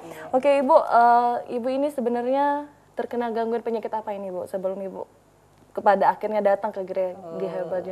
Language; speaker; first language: Indonesian; native; Indonesian